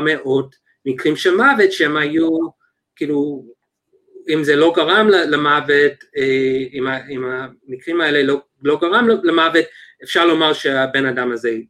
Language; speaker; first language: Hebrew; non-native, fluent; English